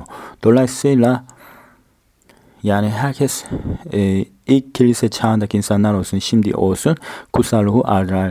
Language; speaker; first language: Turkish; non-native, fluent; Korean